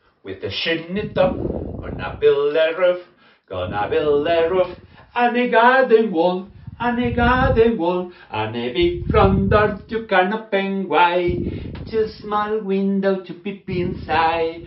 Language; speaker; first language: English; non-native, fluent; Spanish